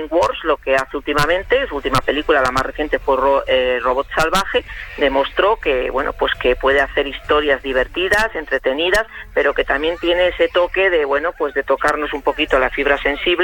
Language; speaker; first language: Spanish; native; Spanish